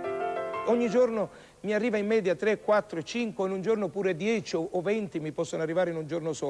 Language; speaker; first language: Italian; native; Italian